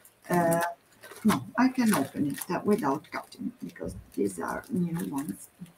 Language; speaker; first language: English; non-native, fluent; Italian